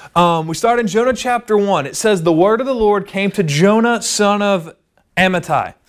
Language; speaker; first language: English; native; English